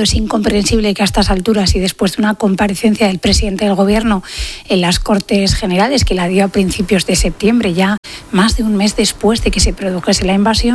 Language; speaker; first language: Spanish; native; Spanish